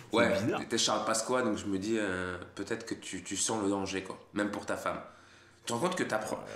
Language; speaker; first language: French; native; French